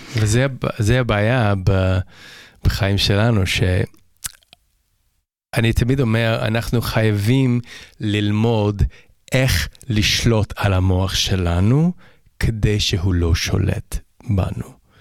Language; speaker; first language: Hebrew; non-native, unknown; English